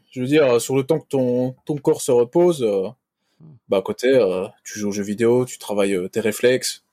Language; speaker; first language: French; native; French